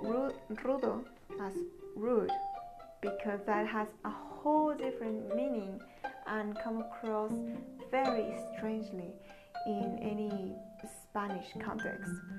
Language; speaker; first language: English; non-native, fluent; Spanish